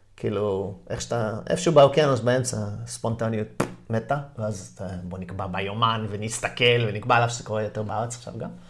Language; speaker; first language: Hebrew; native; Hebrew